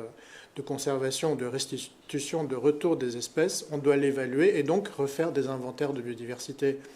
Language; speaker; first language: French; native; French